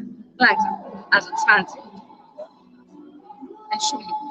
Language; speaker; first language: German; non-native, fluent; Greek